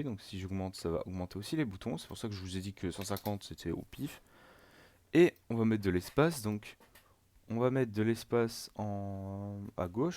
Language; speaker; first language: French; native; French